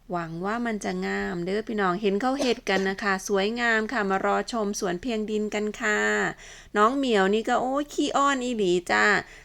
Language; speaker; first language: Thai; native; Thai